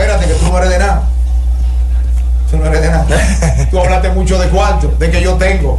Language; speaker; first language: Spanish; native; Spanish